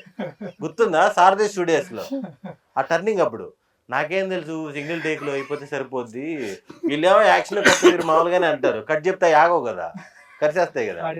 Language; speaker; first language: Telugu; native; Telugu